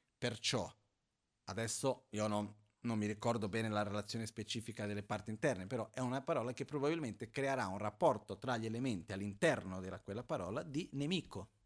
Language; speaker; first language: Italian; non-native, fluent; Portuguese